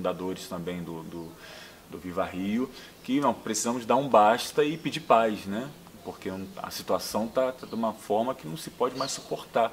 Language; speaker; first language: Portuguese; native; Portuguese